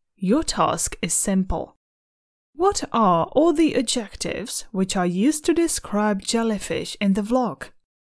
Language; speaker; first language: English; non-native, fluent; Czech